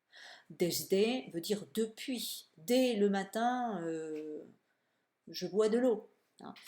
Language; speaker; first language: French; native; French